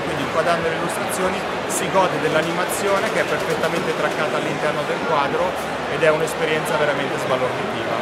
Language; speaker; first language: Italian; native; Italian